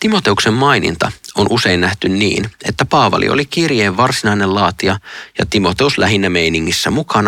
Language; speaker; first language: Finnish; native; Finnish